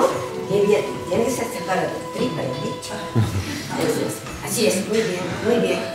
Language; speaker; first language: Spanish; non-native, learner; Japanese